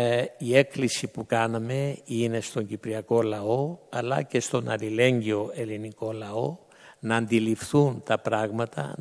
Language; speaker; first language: Greek; native; Greek